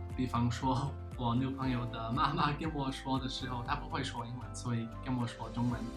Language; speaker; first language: Chinese; non-native, learner; English